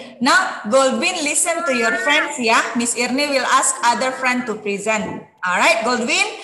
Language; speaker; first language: English; non-native, fluent; Indonesian